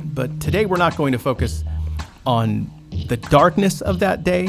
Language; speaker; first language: English; native; English